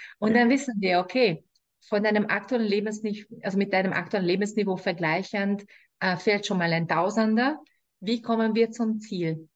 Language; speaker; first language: German; non-native, fluent; Hungarian